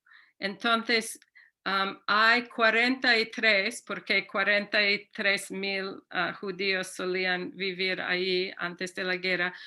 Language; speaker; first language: Spanish; non-native, fluent; English